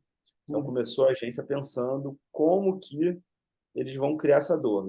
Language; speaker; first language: Portuguese; native; Portuguese